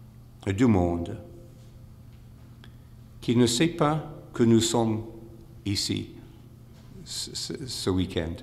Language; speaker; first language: French; non-native, fluent; English